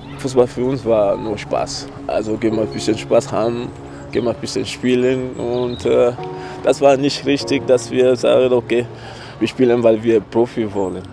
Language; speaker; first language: German; non-native, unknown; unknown